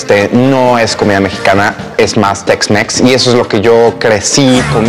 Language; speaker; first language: Spanish; early bilingual, heritage; Spanish